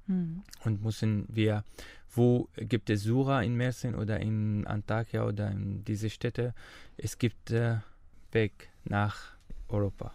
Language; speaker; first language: German; non-native, learner; Arabic